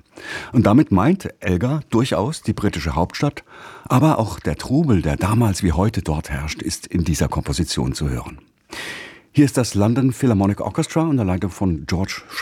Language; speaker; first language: German; native; German